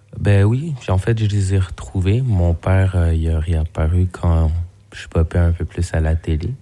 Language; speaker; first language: French; native; French